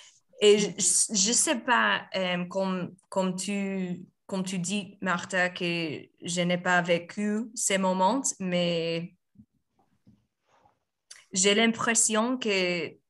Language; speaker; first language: French; non-native, learner; Spanish